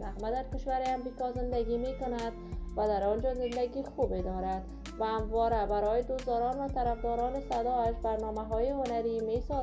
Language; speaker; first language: Persian; native; Persian